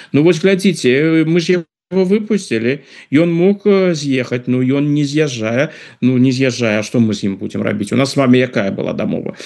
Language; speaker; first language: Belarusian; non-native, local second language; Russian